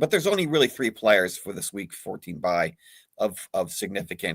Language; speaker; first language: English; native; English